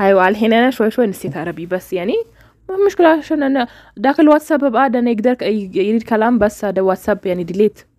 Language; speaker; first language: Arabic; non-native, learner; Oromo